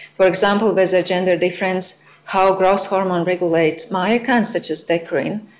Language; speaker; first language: English; non-native, fluent; Latvian